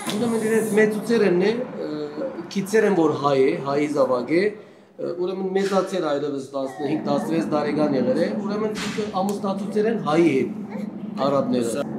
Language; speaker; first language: Armenian; early bilingual, heritage; Armenian